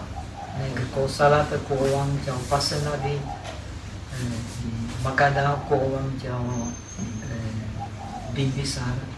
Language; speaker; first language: Chinese; non-native, fluent; Czech